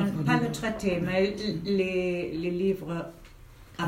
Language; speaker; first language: French; non-native, fluent; German